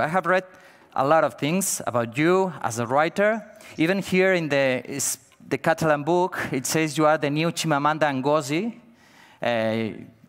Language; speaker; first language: English; non-native, fluent; Catalan